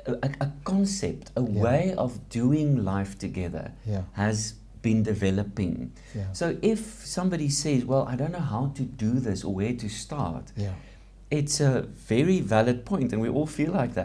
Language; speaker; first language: English; non-native, local second language; Afrikaans